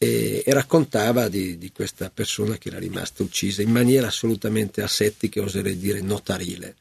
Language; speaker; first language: Italian; native; Italian